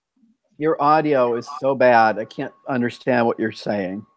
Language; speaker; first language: English; native; English